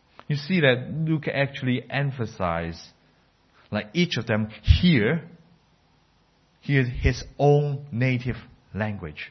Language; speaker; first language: English; non-native, fluent; Cantonese